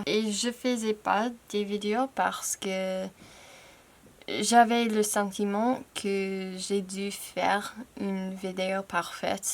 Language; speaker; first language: French; non-native, fluent; English